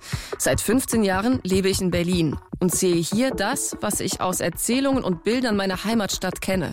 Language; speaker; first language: German; native; German